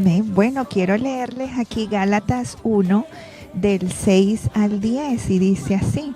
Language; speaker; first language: Spanish; native; Spanish